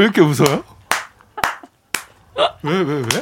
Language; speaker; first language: Korean; native; Korean